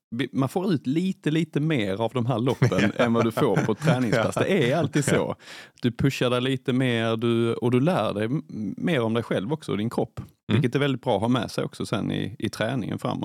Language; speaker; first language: Swedish; native; Swedish